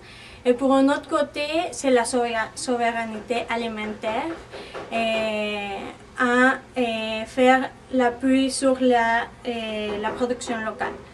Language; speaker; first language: French; non-native, fluent; Spanish